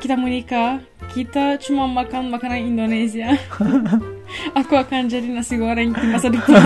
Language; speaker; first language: Indonesian; non-native, fluent; Turkish